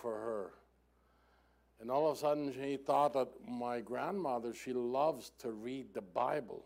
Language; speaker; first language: English; non-native, fluent; German